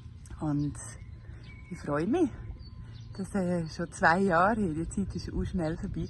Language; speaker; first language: German; native; German